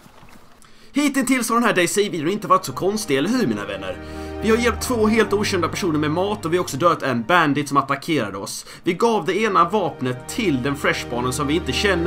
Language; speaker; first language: Swedish; native; Swedish